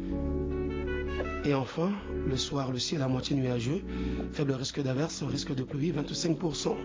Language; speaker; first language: French; non-native, local second language; Sango